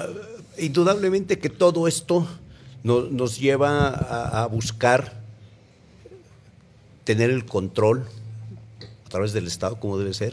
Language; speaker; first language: Spanish; native; Spanish